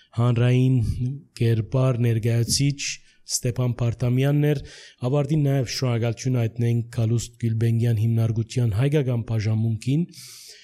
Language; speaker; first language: Armenian; early bilingual, heritage; Armenian